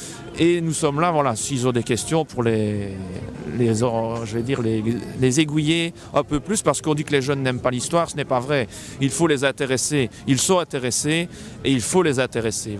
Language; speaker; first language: French; native; French